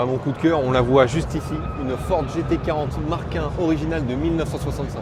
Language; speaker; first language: French; native; French